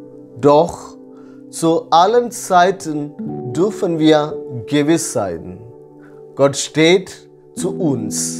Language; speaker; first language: German; non-native, fluent; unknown